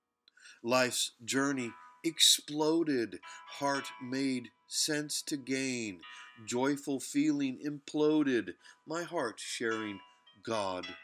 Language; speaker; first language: English; native; English